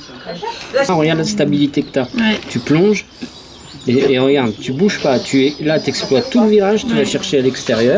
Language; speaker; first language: French; native; French